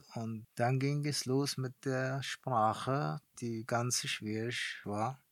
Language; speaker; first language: German; non-native, fluent; Arabic